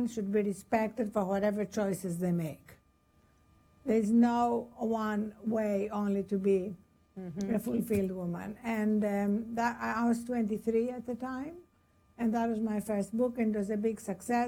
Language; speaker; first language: English; non-native, fluent; Greek